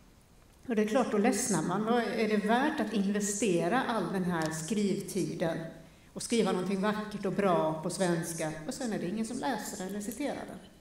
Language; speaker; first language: Swedish; native; Swedish